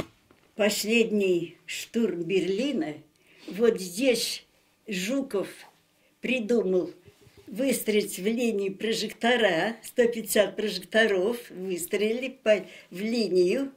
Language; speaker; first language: Russian; native; Russian